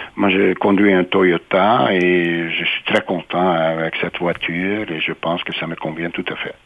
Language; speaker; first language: French; non-native, fluent; Hungarian